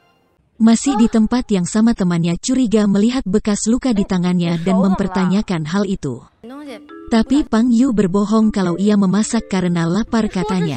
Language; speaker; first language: Indonesian; native; Indonesian